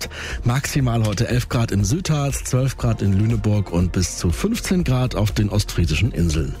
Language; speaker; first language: German; native; German